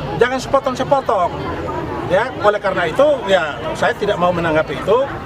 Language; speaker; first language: Indonesian; non-native, local second language; Tetum